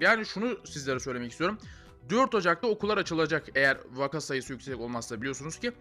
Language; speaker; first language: Turkish; native; Turkish